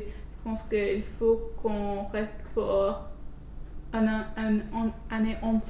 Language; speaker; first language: French; non-native, learner; English